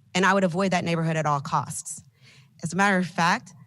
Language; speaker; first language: English; native; English